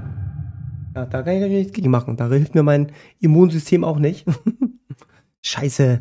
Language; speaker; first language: German; native; German